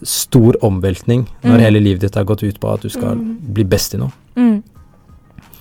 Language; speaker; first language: English; early bilingual, heritage; Tamil